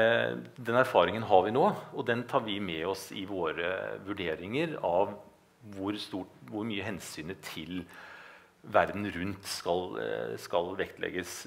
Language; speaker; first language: Norwegian; native; Norwegian